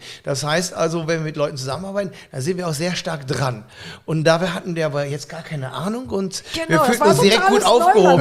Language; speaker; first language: German; native; German